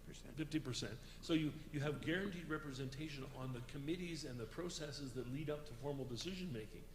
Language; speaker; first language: English; native; English